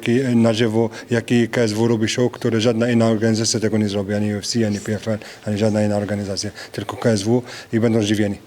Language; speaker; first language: Polish; non-native, fluent; French